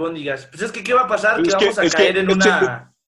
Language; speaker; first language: Spanish; native; Spanish